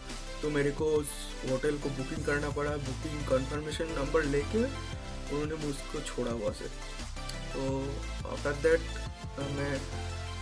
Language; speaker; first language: Hindi; non-native, local second language; Bangla